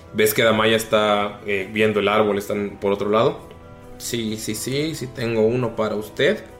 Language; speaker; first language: Spanish; native; Spanish